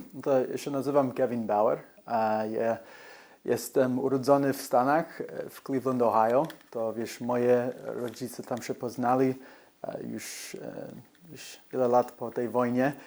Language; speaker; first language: Polish; early bilingual, heritage; English